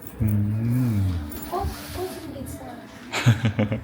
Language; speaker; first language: Korean; non-native, learner; Vietnamese